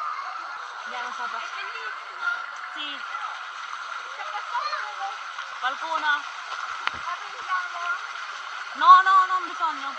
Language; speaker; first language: Italian; non-native, learner; Filipino